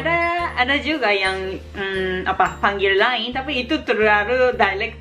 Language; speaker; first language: Indonesian; non-native, learner; Japanese